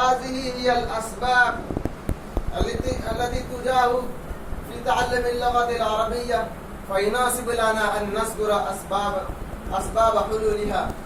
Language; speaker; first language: Arabic; non-native, learner; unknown